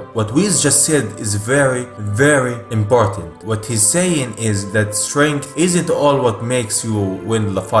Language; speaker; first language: English; non-native, fluent; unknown